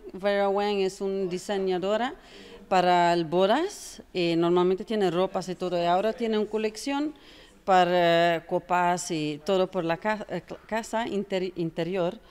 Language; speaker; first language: Spanish; non-native, learner; English